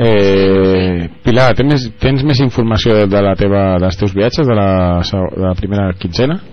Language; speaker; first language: Catalan; native; Catalan